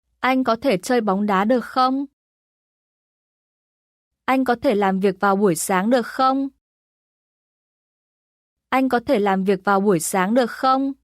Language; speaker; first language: Vietnamese; non-native, fluent; Korean